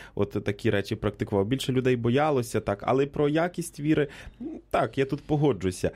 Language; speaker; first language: Ukrainian; native; Ukrainian